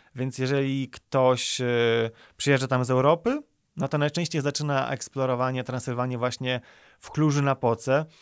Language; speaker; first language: Polish; native; Polish